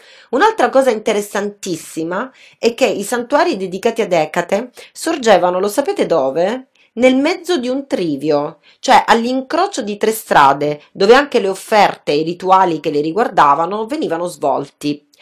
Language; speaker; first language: Italian; native; Italian